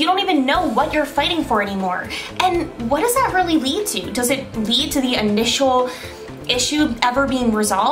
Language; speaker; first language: English; native; English